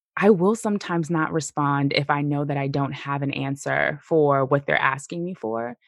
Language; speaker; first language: English; native; English